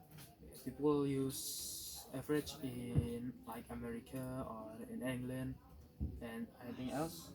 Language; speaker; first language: English; non-native, learner; Indonesian